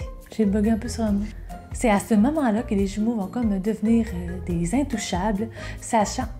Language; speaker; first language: French; native; French